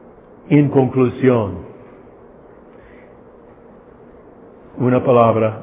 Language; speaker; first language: Spanish; non-native, fluent; English